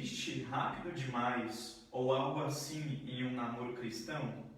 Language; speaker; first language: Portuguese; native; Portuguese